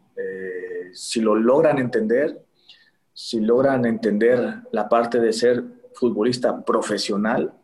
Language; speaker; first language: Spanish; native; Spanish